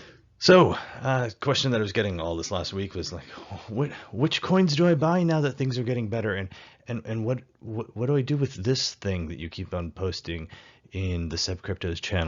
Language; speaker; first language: English; native; English